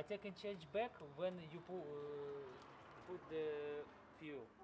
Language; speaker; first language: English; non-native, learner; Russian